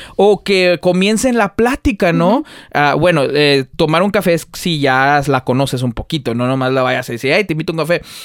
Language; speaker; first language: Spanish; early bilingual, heritage; Spanish